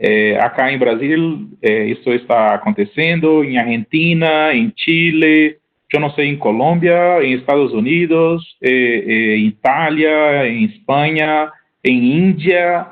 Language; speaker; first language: Spanish; non-native, learner; Portuguese